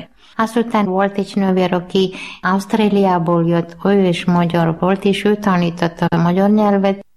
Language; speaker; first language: Hungarian; non-native, learner; Malayalam